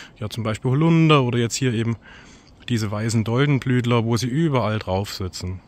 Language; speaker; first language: German; native; German